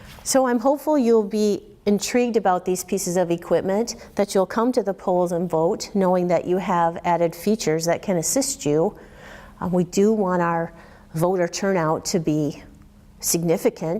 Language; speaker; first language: English; native; English